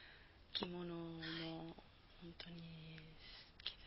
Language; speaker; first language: Japanese; non-native, learner; Spanish